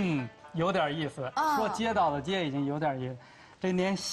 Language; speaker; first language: Chinese; native; Chinese